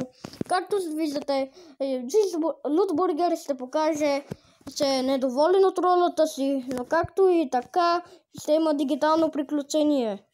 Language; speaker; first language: Bulgarian; native; Bulgarian